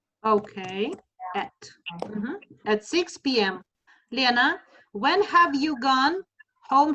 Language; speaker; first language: English; non-native, fluent; Russian